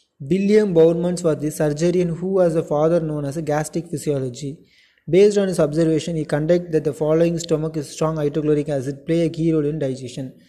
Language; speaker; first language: English; non-native, local second language; Tamil